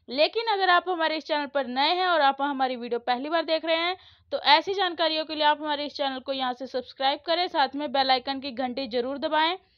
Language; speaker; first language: Hindi; native; Hindi